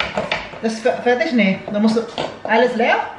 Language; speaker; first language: German; non-native, learner; Filipino